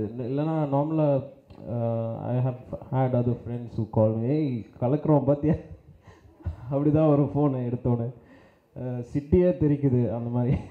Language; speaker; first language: Tamil; native; Tamil